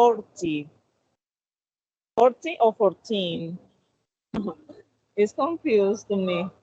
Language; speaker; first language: English; non-native, learner; Spanish